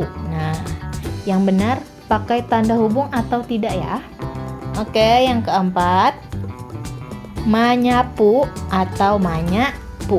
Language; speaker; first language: Indonesian; non-native, local second language; Banjar